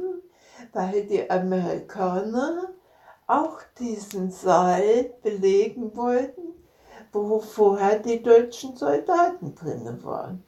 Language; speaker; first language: German; native; German